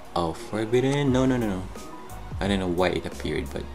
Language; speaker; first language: English; non-native, local second language; Pampanga